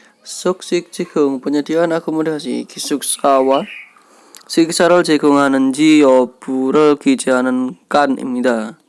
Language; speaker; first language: Korean; non-native, learner; Indonesian